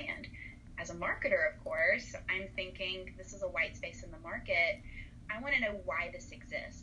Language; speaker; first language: English; native; English